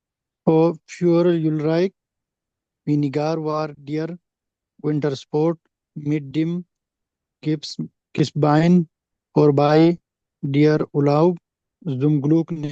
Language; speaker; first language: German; non-native, learner; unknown